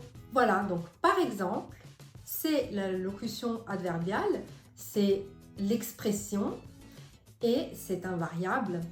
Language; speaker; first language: French; non-native, fluent; Italian